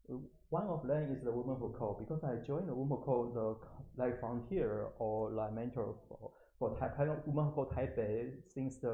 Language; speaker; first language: English; non-native, learner; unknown